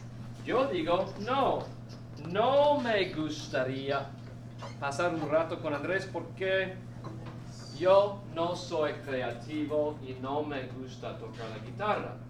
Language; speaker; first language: Spanish; non-native, fluent; English